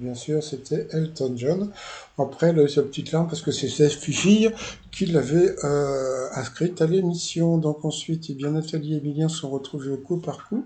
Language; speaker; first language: French; native; French